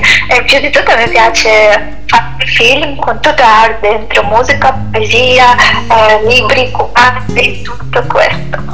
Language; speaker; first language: Italian; non-native, learner; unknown